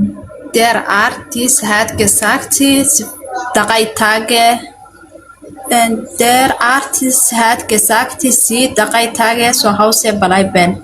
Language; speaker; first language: German; non-native, learner; Somali